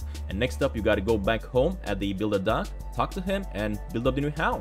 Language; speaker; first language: English; non-native, fluent; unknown